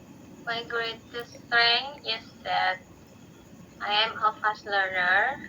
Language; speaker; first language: English; non-native, learner; Indonesian